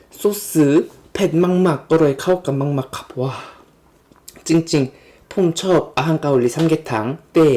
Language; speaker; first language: Thai; non-native, fluent; Korean